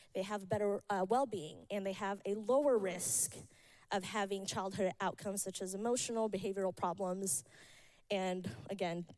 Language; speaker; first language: English; early bilingual, other home language; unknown